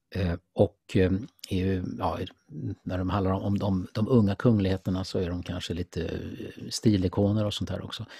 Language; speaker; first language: Swedish; native; Swedish